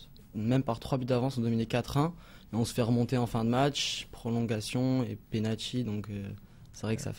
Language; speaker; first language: French; native; French